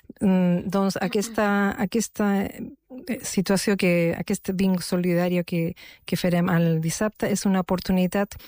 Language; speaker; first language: Catalan; non-native, local second language; Spanish